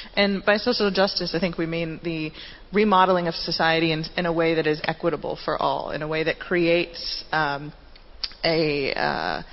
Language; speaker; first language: English; native; English